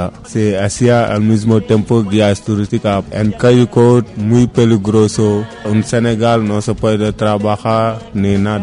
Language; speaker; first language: Spanish; non-native, learner; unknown